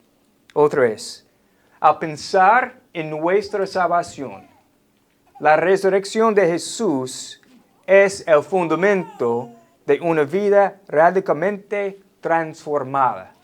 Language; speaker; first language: Spanish; non-native, fluent; English